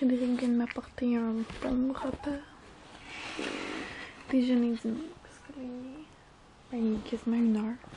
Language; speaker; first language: French; native; French